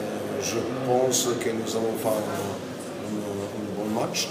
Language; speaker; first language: French; non-native, learner; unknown